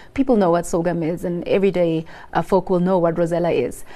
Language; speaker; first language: English; non-native, local second language; Xhosa